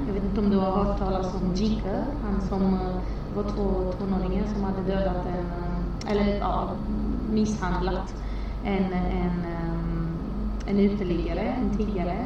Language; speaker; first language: Swedish; non-native, fluent; Romanian